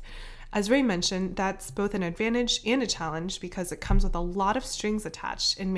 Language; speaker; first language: English; native; English